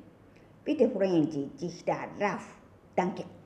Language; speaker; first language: German; non-native, learner; Japanese